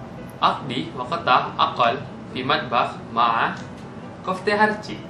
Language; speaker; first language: Arabic; non-native, learner; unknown